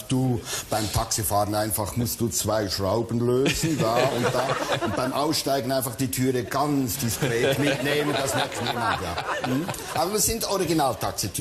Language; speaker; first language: German; native; German